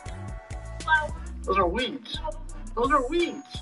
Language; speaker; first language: English; native; English